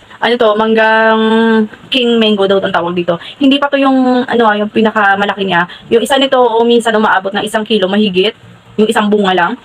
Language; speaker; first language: Filipino; non-native, local second language; Hiligaynon